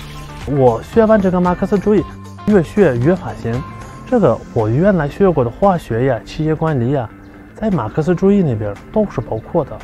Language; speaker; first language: Chinese; non-native, fluent; Turkmen